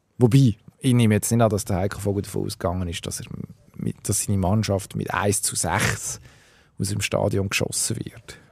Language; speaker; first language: German; native; German